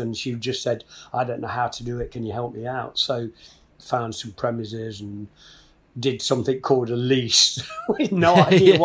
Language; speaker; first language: English; native; English